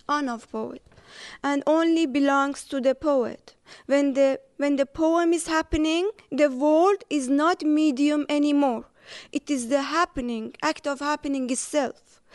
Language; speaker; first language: English; non-native, fluent; Persian